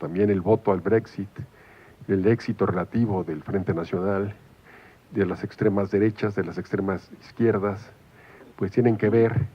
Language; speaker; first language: Spanish; native; Spanish